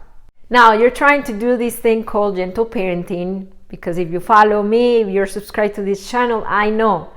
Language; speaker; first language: English; non-native, fluent; Spanish